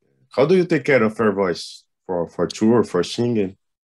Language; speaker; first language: English; non-native, fluent; Portuguese